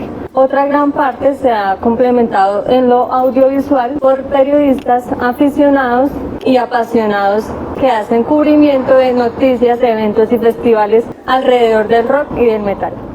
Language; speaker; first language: Spanish; native; Spanish